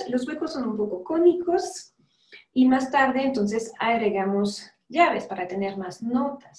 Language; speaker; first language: Spanish; non-native, fluent; French